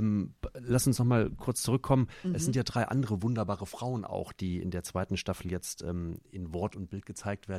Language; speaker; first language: German; native; German